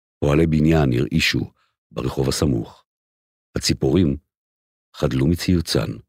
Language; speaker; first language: Hebrew; native; Hebrew